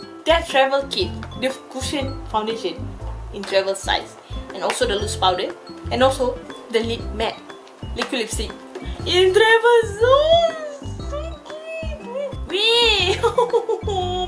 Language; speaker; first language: English; non-native, local second language; Malay